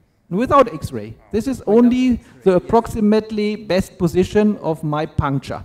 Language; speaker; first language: English; non-native, fluent; German